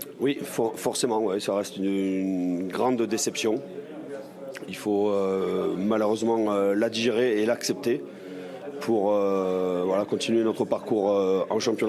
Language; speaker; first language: French; native; French